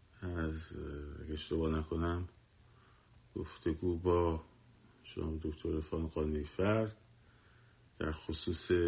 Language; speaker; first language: Persian; native; Persian